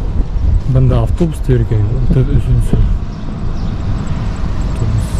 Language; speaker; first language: Turkish; non-native, learner; Bashkir